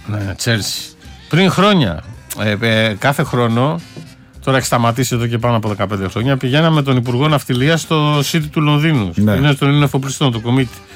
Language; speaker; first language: Greek; native; Greek